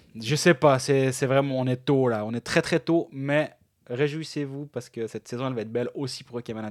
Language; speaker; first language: French; native; French